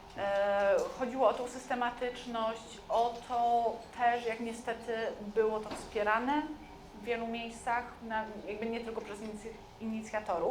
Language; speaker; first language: Polish; native; Polish